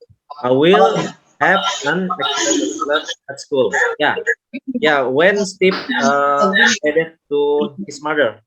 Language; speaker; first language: English; non-native, local second language; Indonesian